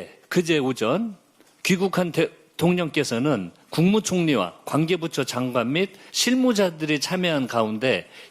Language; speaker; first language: Korean; native; Korean